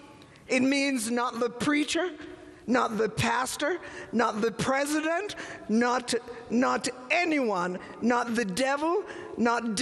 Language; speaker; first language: English; native; English